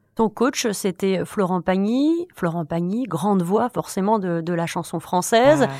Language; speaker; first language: French; native; French